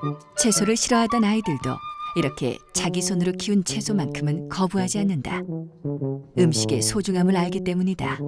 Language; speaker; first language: Korean; native; Korean